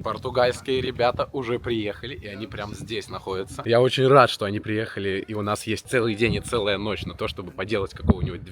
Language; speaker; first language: Russian; native; Russian